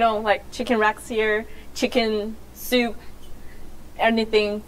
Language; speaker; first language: English; non-native, fluent; Chinese